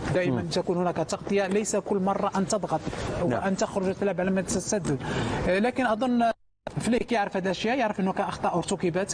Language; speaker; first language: Arabic; native; Arabic